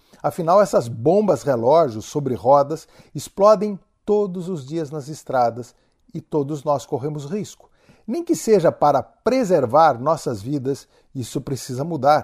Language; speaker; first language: Portuguese; native; Portuguese